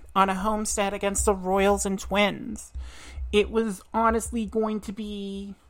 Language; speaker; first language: English; native; English